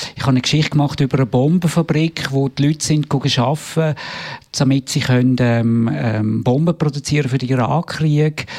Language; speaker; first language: German; native; German